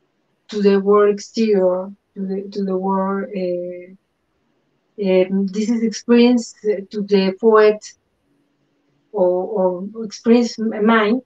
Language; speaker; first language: English; non-native, learner; Spanish